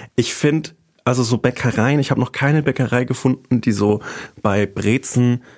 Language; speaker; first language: German; native; German